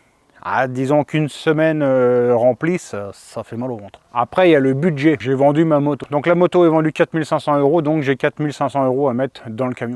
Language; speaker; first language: French; native; French